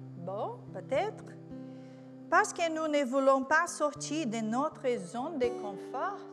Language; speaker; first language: French; non-native, learner; Portuguese